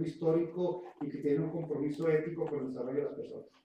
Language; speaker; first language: Spanish; native; Spanish